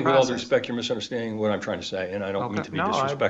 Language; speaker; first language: English; native; English